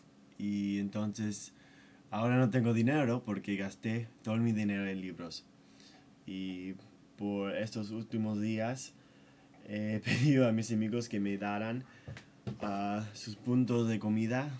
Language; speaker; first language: Spanish; non-native, fluent; English